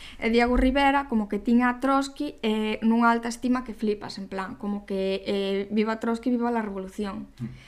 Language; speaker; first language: Galician; non-native, local second language; Spanish